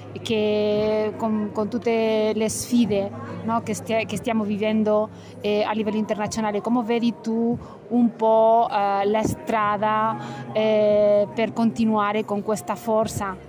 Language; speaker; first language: Italian; non-native, fluent; Spanish